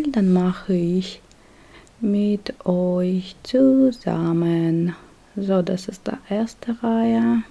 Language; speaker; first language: German; non-native, fluent; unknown